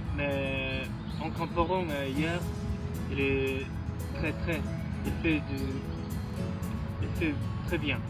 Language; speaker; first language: French; non-native, learner; Mongolian